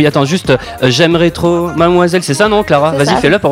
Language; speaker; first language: French; native; French